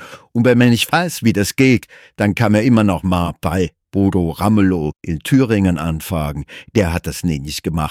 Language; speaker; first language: German; native; German